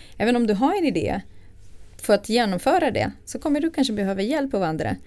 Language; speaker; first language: Swedish; non-native, fluent; Portuguese